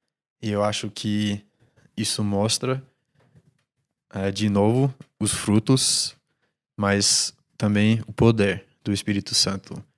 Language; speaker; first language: Portuguese; non-native, fluent; English